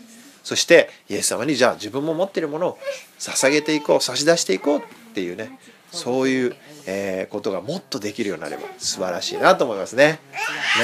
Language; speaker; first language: Japanese; native; Japanese